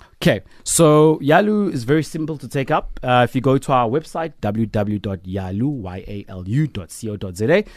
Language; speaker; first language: English; non-native, local second language; Zulu